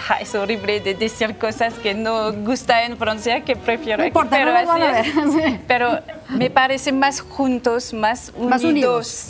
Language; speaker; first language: Spanish; non-native, learner; French